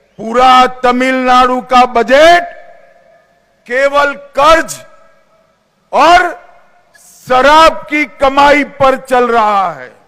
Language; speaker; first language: Hindi; non-native, local second language; Gujarati